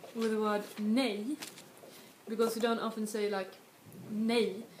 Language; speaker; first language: English; non-native, fluent; Swedish